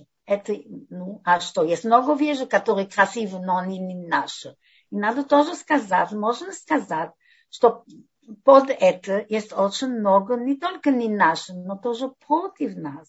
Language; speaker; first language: Russian; non-native, fluent; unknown